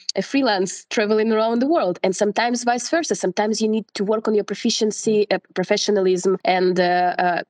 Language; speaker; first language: English; non-native, fluent; Russian